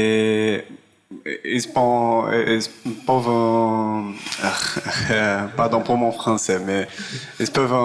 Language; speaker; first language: French; non-native, learner; Portuguese